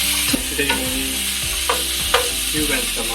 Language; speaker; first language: English; non-native, learner; Korean